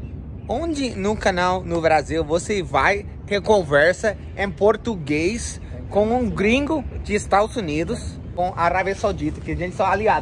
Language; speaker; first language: Portuguese; non-native, learner; English